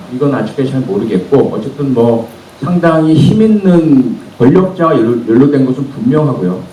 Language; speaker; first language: Korean; native; Korean